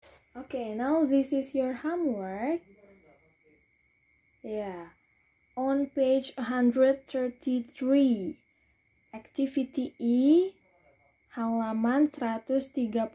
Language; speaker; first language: English; non-native, fluent; Indonesian